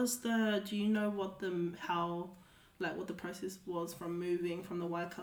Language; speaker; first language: English; native; English